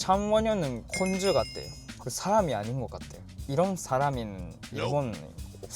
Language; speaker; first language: Korean; non-native, learner; Japanese